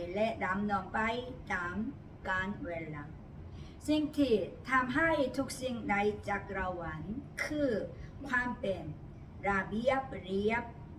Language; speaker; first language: Thai; non-native, learner; Korean